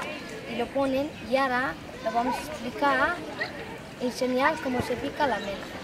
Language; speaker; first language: Spanish; non-native, learner; Arabic